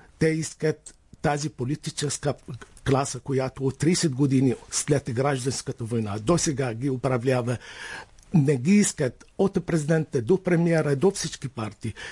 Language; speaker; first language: Bulgarian; non-native, fluent; Arabic